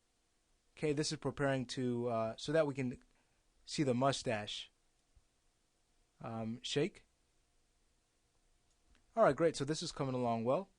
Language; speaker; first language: English; native; English